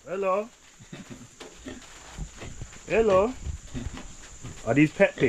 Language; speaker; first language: English; native; English